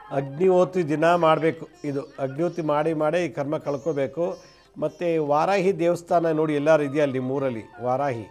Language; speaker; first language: Kannada; native; Kannada